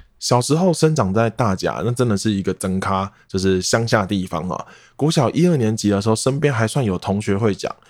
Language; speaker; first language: Chinese; non-native, local second language; Min Nan Chinese